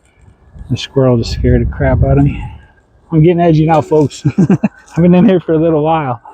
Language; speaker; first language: English; native; English